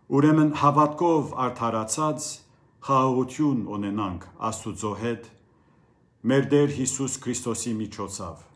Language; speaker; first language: Armenian; early bilingual, heritage; Armenian